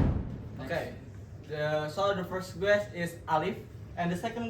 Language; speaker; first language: English; non-native, learner; Indonesian